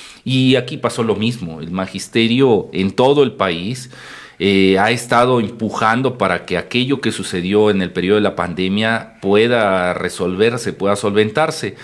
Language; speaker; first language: Spanish; native; Spanish